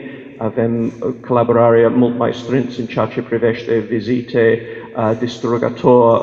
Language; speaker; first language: Romanian; non-native, fluent; English